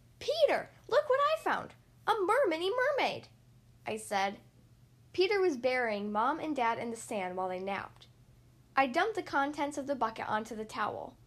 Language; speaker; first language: English; native; English